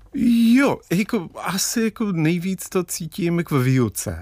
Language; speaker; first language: Czech; non-native, fluent; English